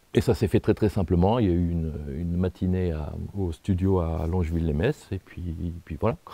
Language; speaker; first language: French; native; French